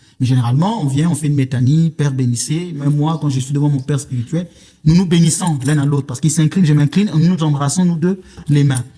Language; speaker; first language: French; non-native, local second language; Lingala